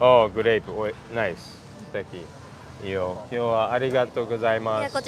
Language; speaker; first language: Japanese; non-native, learner; English